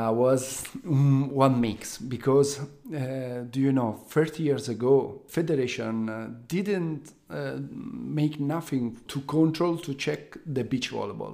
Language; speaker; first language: English; non-native, learner; Italian